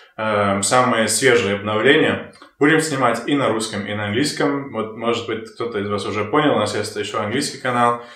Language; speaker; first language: Russian; non-native, fluent; English